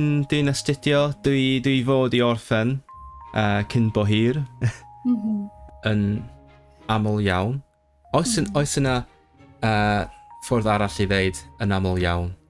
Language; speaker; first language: Welsh; non-native, learner; Cantonese